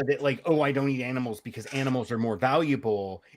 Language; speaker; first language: English; native; English